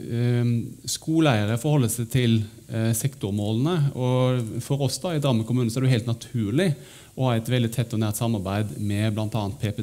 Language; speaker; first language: Norwegian; native; Norwegian